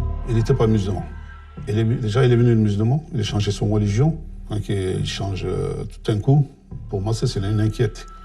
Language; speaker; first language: French; non-native, learner; Turkish